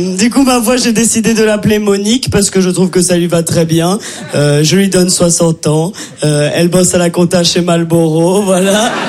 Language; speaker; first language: French; native; French